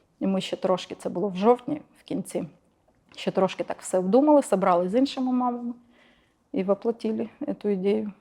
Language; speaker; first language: Ukrainian; non-native, local second language; Russian